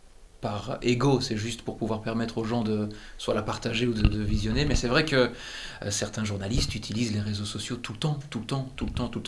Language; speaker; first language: French; native; French